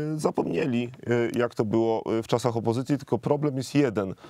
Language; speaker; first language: Polish; native; Polish